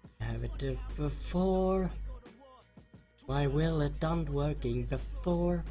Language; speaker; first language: English; non-native, learner; Swedish